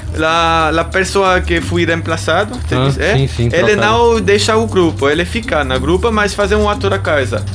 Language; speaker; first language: Portuguese; non-native, learner; German